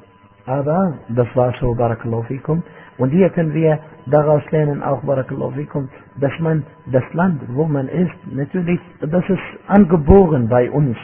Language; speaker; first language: German; non-native, fluent; Arabic